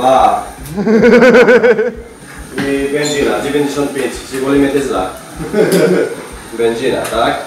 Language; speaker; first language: Polish; non-native, learner; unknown